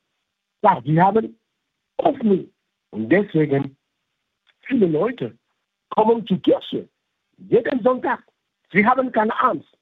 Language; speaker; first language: German; non-native, local second language; French